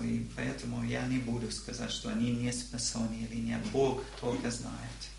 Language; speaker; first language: Russian; non-native, learner; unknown